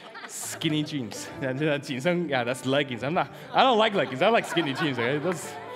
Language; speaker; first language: English; early bilingual, other home language; Chinese